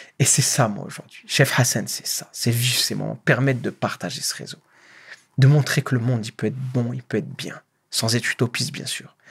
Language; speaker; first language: French; native; French